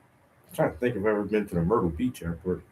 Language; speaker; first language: English; native; English